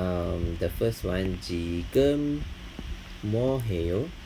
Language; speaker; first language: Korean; non-native, fluent; Malay